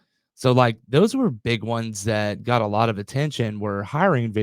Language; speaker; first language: English; native; English